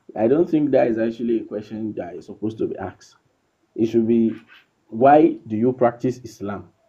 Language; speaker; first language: English; non-native, local second language; Yoruba